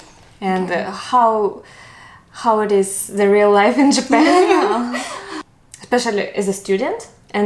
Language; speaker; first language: English; non-native, learner; Russian